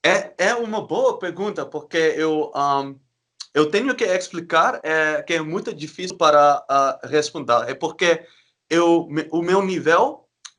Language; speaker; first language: Portuguese; non-native, learner; Dutch